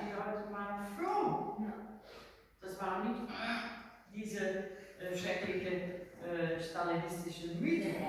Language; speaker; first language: German; non-native, learner; Dutch